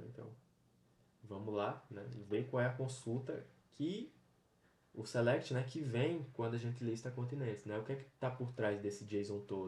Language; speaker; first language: Portuguese; native; Portuguese